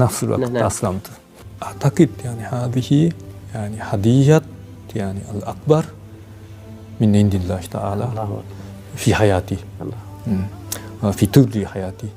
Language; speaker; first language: Arabic; non-native, learner; Japanese